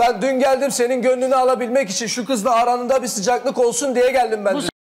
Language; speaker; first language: Turkish; native; Turkish